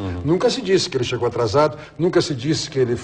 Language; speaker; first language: Portuguese; native; Portuguese